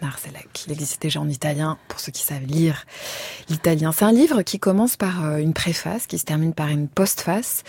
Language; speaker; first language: French; native; French